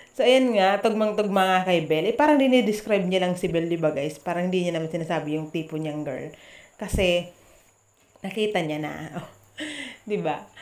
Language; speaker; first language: Filipino; native; Filipino